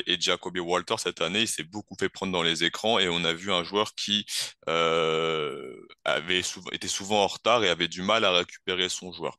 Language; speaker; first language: French; native; French